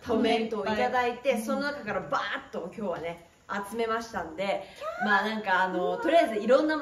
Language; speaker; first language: Japanese; native; Japanese